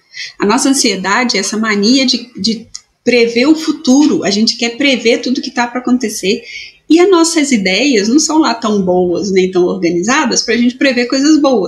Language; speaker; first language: Portuguese; native; Portuguese